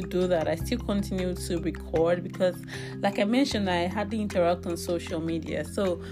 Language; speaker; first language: English; non-native, local second language; Yoruba